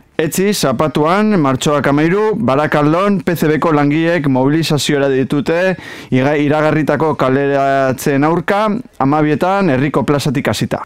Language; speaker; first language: Basque; native; Basque